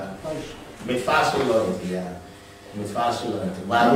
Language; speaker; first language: German; non-native, learner; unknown